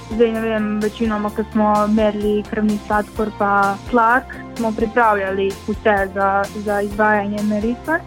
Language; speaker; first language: Slovenian; early bilingual, other home language; Bosnian